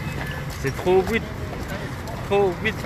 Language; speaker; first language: French; non-native, learner; Khmer